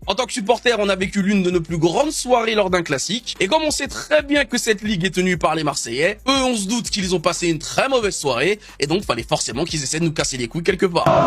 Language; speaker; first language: French; native; French